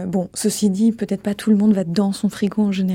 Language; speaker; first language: French; native; French